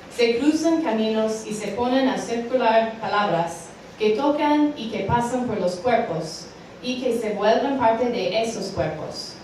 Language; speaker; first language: Spanish; non-native, fluent; English